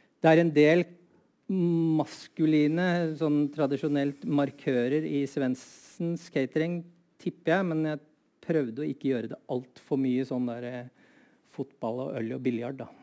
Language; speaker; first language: Norwegian; native; Norwegian